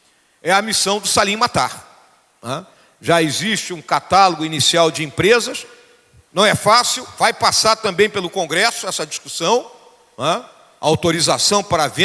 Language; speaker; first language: Portuguese; native; Portuguese